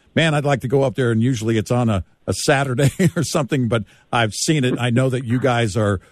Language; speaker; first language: English; native; English